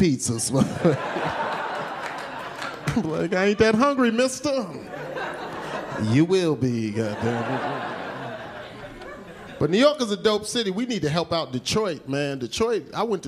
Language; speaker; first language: English; native; English